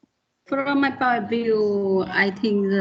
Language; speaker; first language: English; non-native, learner; Vietnamese